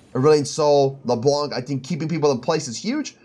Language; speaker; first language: English; native; English